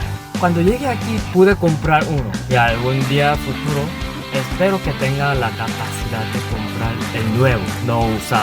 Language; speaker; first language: Spanish; non-native, learner; Korean